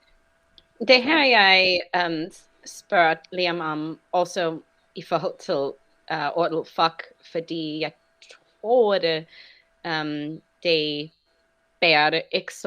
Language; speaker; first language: Danish; non-native, fluent; English